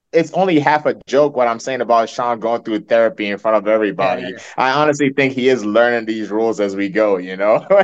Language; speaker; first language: English; early bilingual, other home language; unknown